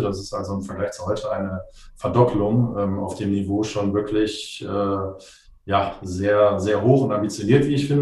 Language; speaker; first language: German; native; German